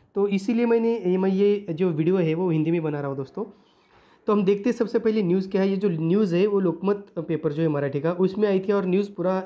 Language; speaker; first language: Hindi; non-native, local second language; Marathi